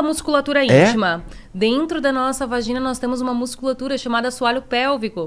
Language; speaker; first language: Portuguese; native; Portuguese